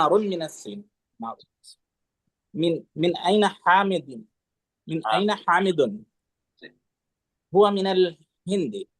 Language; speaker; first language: Arabic; non-native, fluent; Urdu